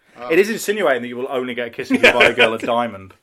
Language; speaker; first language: English; native; English